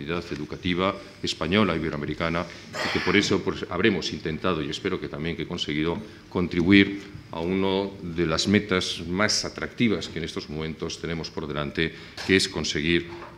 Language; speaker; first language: Spanish; native; Spanish